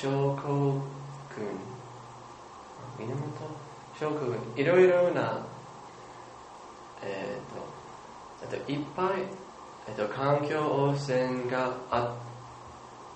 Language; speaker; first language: Japanese; non-native, learner; English